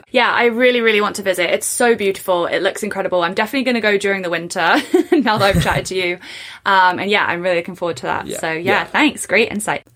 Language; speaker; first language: English; native; English